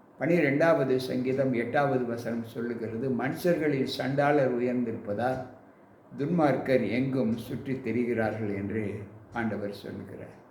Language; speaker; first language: Tamil; native; Tamil